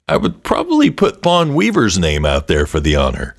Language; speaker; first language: English; native; English